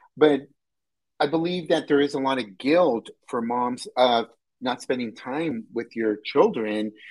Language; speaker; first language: English; early bilingual, other home language; Spanish